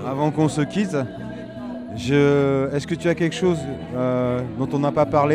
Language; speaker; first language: French; native; French